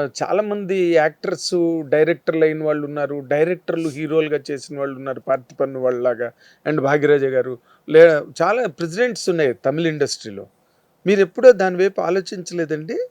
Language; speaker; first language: Telugu; native; Telugu